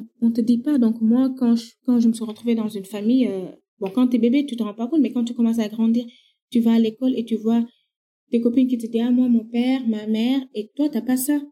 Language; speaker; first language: French; non-native, local second language; Wolof